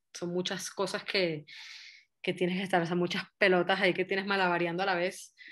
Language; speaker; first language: Spanish; native; Spanish